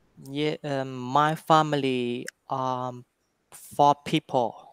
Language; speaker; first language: English; non-native, learner; Vietnamese